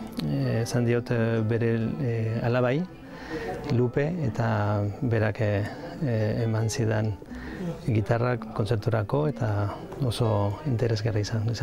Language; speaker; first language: Basque; non-native, learner; Spanish